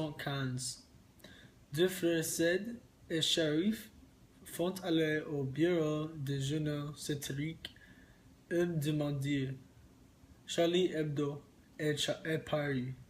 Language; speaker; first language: French; non-native, learner; English